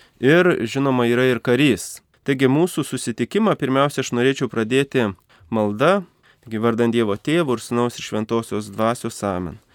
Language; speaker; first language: Lithuanian; native; Lithuanian